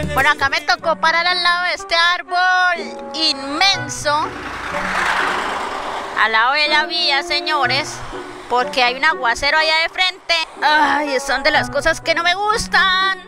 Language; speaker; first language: Spanish; native; Spanish